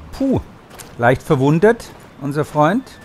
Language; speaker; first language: German; native; German